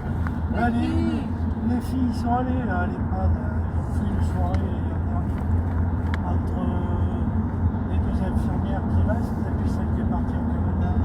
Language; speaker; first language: French; native; French